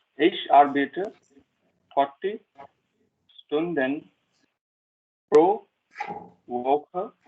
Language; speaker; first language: German; non-native, learner; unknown